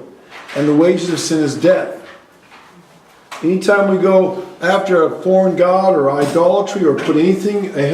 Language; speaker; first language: English; native; English